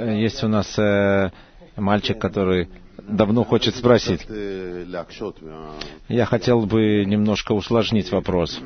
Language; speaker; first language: Russian; non-native, fluent; Hebrew